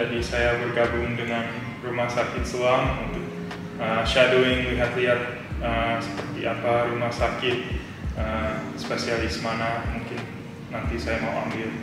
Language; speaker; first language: Indonesian; early bilingual, heritage; English